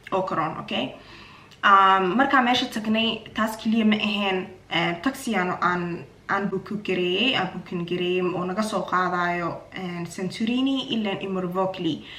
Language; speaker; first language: Somali; early bilingual, heritage; Somali